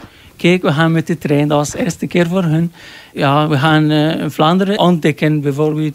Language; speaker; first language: Dutch; non-native, learner; Arabic